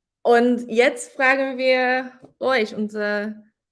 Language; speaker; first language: German; non-native, fluent; English